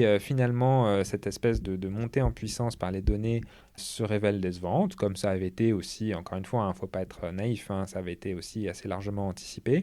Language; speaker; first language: French; native; French